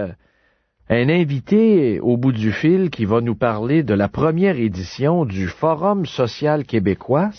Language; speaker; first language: French; native; French